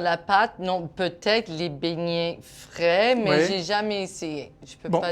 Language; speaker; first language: French; non-native, local second language; English